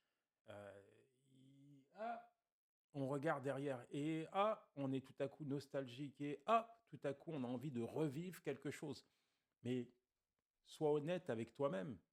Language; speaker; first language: French; native; French